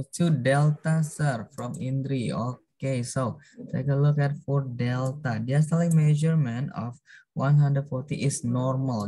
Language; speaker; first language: English; non-native, fluent; Indonesian